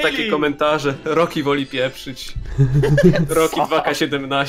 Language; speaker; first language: Polish; native; Polish